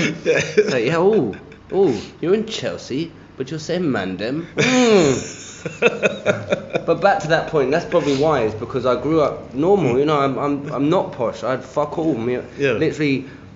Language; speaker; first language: English; native; English